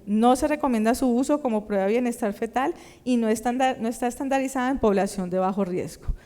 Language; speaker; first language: Spanish; native; Spanish